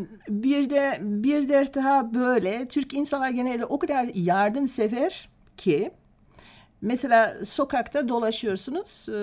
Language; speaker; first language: Turkish; non-native, fluent; Dutch